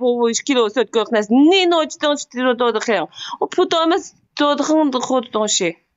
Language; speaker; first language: Chinese; non-native, local second language; Uyghur